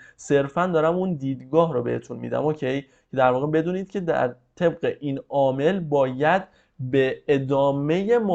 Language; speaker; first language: Persian; native; Persian